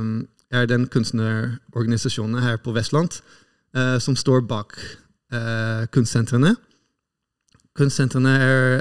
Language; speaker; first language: Norwegian; non-native, fluent; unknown